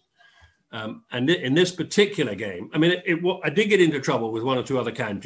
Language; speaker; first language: English; native; English